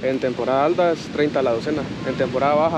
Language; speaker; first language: Spanish; native; Spanish